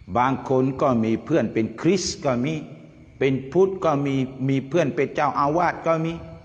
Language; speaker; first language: Thai; non-native, local second language; Pattani Malay